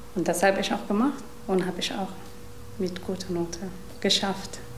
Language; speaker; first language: German; non-native, learner; Tigrinya